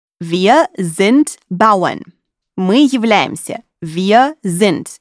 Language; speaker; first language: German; non-native, fluent; Russian